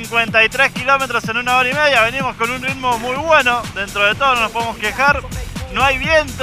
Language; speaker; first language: Spanish; native; Spanish